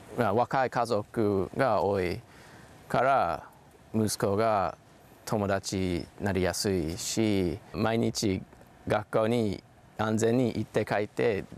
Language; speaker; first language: Japanese; non-native, learner; English